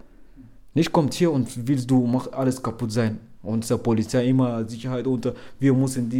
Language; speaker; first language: German; non-native, learner; Arabic